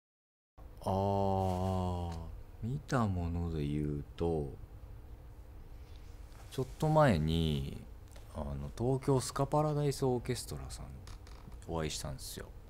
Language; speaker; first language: Japanese; native; Japanese